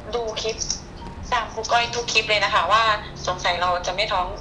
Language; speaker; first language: Thai; native; Thai